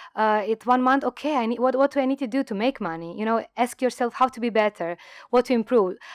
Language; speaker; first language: English; non-native, fluent; Croatian